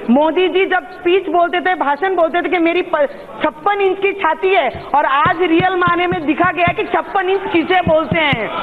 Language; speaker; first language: Hindi; non-native, local second language; Punjabi